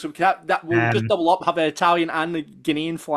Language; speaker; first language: English; native; English